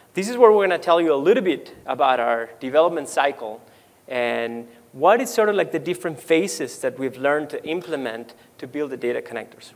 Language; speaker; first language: English; non-native, fluent; Spanish